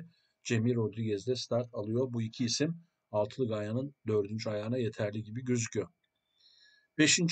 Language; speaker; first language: Turkish; native; Turkish